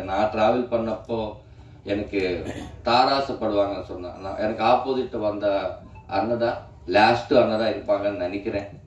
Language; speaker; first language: Tamil; non-native, learner; Telugu